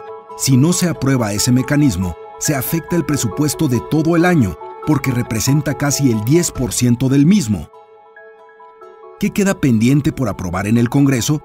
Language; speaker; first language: Spanish; native; Spanish